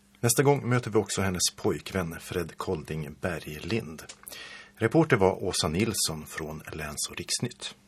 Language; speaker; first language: Swedish; native; Swedish